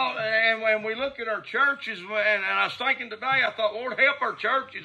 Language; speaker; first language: English; native; English